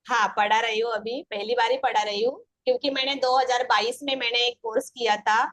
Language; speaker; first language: Hindi; non-native, local second language; Marathi